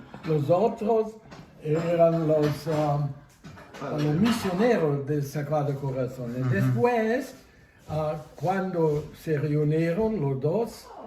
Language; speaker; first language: Spanish; non-native, fluent; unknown